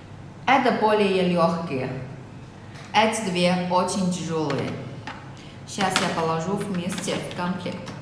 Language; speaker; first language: Russian; non-native, learner; Chinese